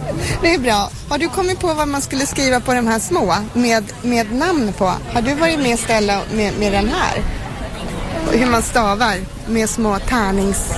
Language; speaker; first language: Swedish; native; Swedish